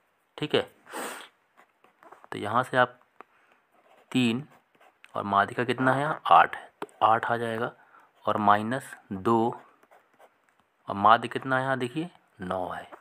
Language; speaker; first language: Hindi; native; Hindi